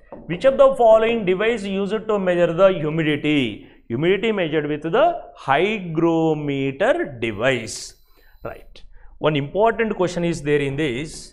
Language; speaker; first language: English; non-native, local second language; Telugu